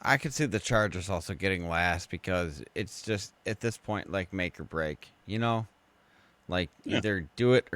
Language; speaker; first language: English; native; English